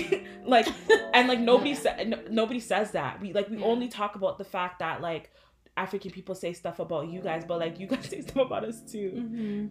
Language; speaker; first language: English; early bilingual, other home language; Akan